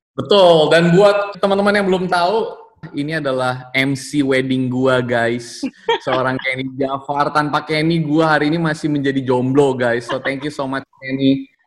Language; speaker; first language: Indonesian; native; Indonesian